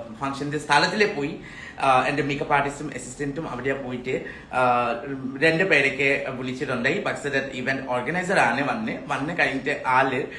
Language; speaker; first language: Malayalam; non-native, fluent; Assamese